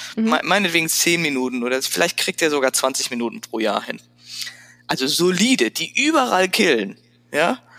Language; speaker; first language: German; native; German